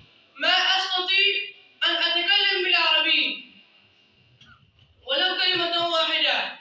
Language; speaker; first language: Arabic; non-native, learner; Urdu